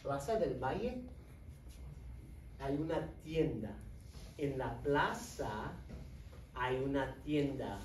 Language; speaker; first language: Spanish; non-native, fluent; English